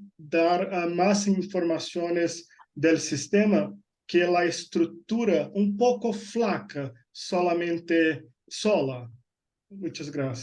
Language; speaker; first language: Spanish; non-native, fluent; Portuguese